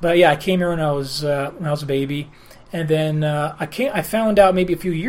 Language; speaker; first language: English; early bilingual, other home language; Greek